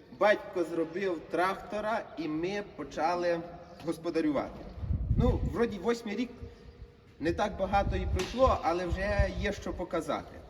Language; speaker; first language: Ukrainian; native; Ukrainian